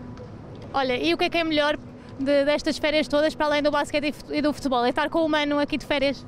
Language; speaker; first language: Portuguese; native; Portuguese